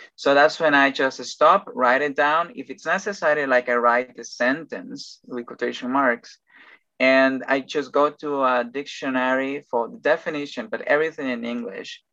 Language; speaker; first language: English; non-native, fluent; Spanish